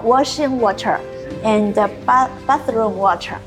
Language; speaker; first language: English; non-native, learner; Chinese